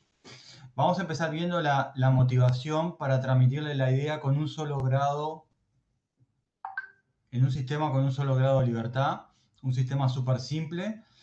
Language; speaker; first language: Spanish; native; Spanish